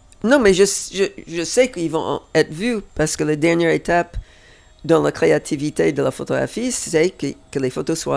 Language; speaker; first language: French; non-native, fluent; English